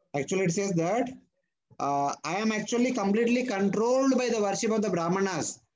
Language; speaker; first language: English; non-native, local second language; Telugu